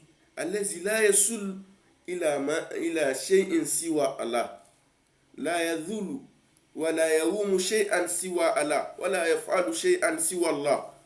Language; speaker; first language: Arabic; non-native, learner; Yoruba